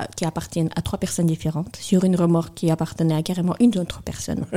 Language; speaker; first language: French; non-native, fluent; Russian